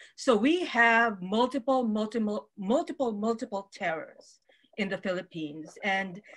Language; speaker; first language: English; non-native, local second language; Waray